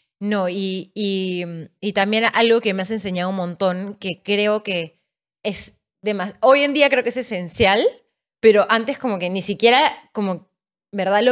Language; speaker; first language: Spanish; native; Spanish